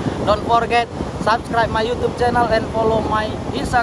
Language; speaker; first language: English; non-native, learner; Indonesian